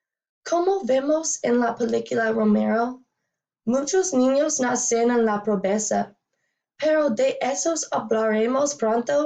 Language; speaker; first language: Spanish; non-native, learner; English